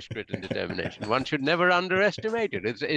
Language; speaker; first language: English; non-native, local second language; Bangla